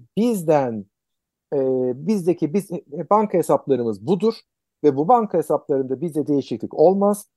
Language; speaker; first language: Turkish; native; Turkish